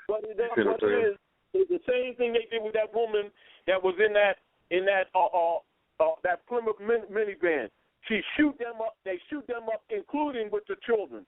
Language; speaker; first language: English; native; English